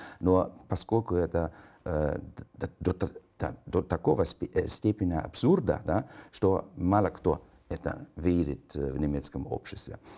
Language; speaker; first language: Russian; non-native, fluent; German